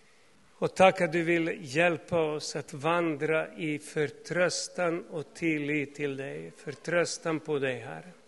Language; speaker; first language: Swedish; non-native, fluent; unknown